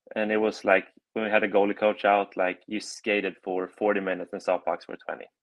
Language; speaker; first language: English; non-native, fluent; Swedish